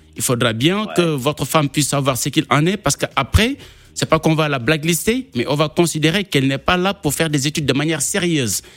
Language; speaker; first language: French; non-native, local second language; Wolof